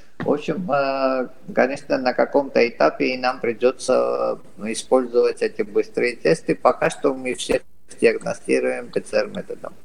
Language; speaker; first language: Russian; non-native, local second language; Georgian